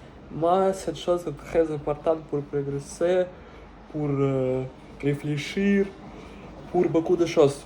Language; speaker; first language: French; non-native, learner; Russian